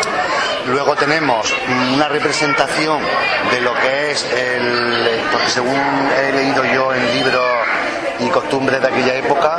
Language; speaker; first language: Spanish; native; Spanish